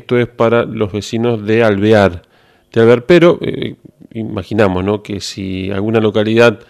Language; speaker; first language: Spanish; native; Spanish